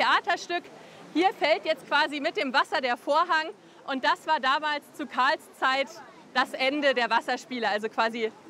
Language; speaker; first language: German; native; German